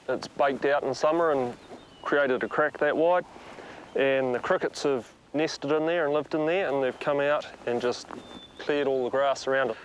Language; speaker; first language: English; native; English